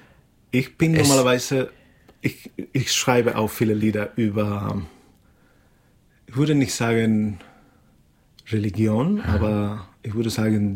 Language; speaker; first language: German; non-native, fluent; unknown